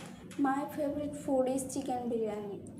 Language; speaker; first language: English; non-native, learner; Bangla